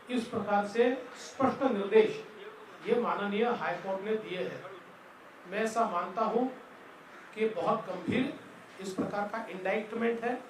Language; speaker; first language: Hindi; non-native, local second language; Marathi